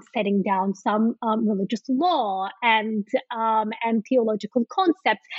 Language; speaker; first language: English; non-native, fluent; Turkish